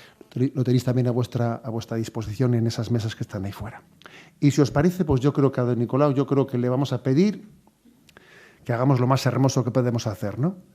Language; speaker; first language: Spanish; native; Spanish